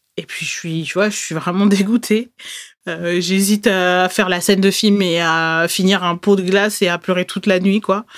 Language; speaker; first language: French; native; French